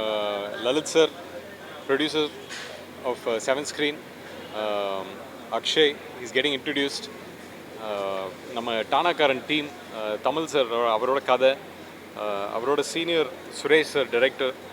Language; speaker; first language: Tamil; native; Tamil